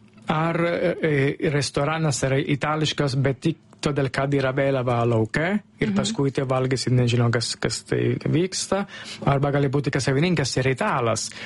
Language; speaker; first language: Lithuanian; non-native, learner; Italian